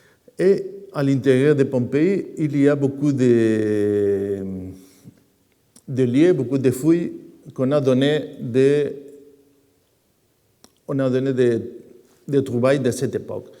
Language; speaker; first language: French; non-native, fluent; Spanish